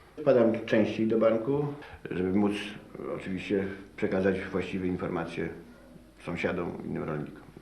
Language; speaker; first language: Polish; native; Polish